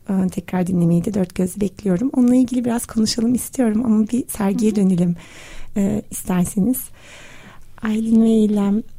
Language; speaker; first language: Turkish; native; Turkish